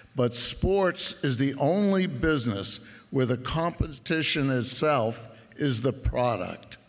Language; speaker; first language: English; native; English